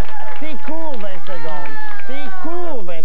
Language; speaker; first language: French; native; French